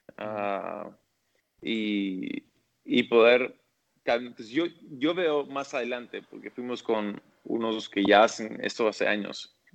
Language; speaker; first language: Spanish; early bilingual, other home language; English